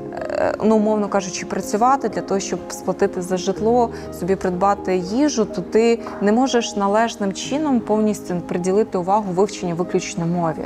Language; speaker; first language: Ukrainian; native; Ukrainian